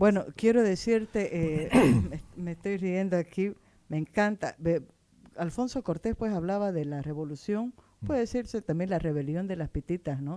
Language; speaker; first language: Spanish; native; Spanish